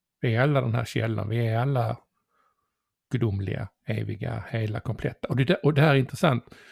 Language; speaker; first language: Swedish; native; Swedish